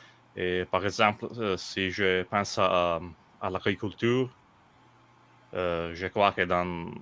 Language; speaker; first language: French; non-native, fluent; Italian